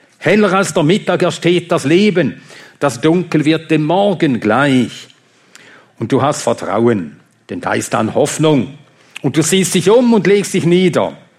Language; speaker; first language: German; non-native, fluent; Swedish